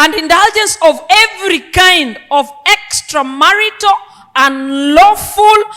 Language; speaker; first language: English; non-native, local second language; Luo (Kenya and Tanzania)